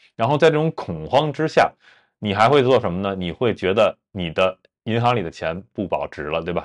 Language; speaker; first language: Chinese; native; Chinese